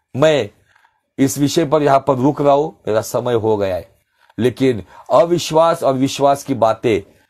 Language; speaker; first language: Hindi; non-native, local second language; Marathi